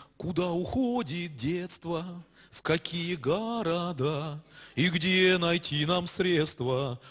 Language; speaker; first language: Russian; native; Russian